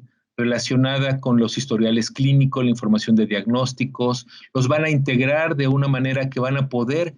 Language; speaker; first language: Spanish; native; Spanish